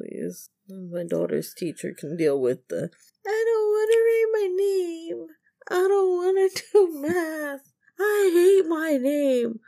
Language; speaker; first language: English; native; English